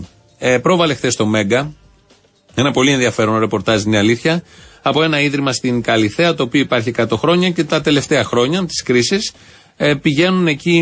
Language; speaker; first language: Greek; native; Greek